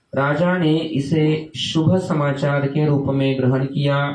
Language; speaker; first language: Hindi; non-native, local second language; Marathi